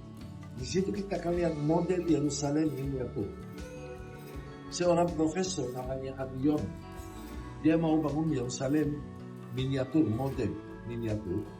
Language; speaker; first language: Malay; non-native, learner; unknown